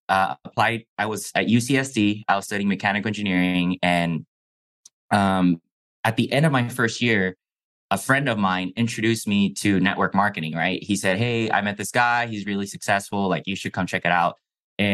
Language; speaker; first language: English; non-native, fluent; Chinese